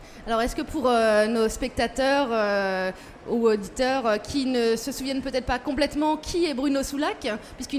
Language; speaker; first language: French; native; French